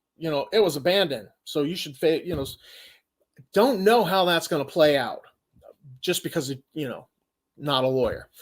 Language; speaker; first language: English; native; English